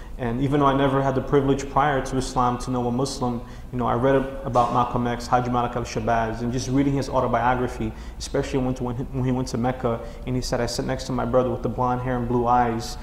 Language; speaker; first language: English; non-native, fluent; Portuguese